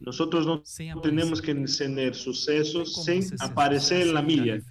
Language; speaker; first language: Spanish; non-native, learner; Portuguese